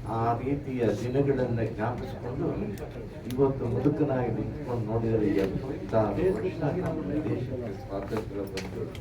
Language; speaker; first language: Kannada; native; Kannada